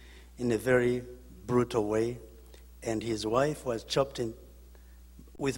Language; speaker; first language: English; non-native, local second language; Kinyarwanda